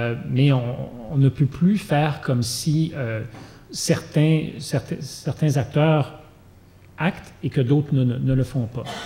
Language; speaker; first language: French; native; French